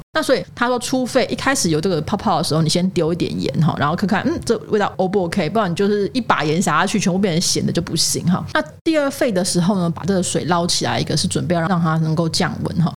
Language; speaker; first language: Chinese; native; Chinese